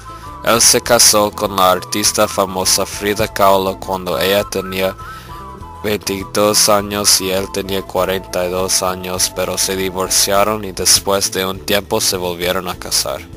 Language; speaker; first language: Spanish; non-native, learner; English